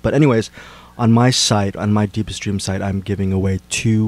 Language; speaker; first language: English; native; English